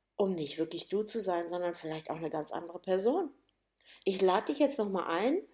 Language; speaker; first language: German; native; German